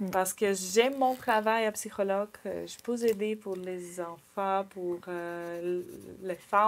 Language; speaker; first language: French; non-native, learner; Ukrainian